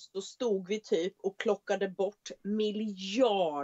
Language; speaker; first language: Swedish; native; Swedish